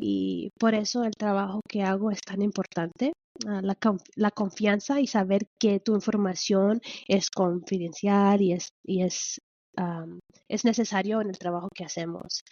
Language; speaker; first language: Spanish; early bilingual, heritage; Spanish